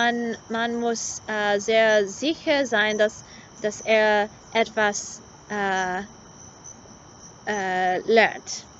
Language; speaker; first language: German; non-native, learner; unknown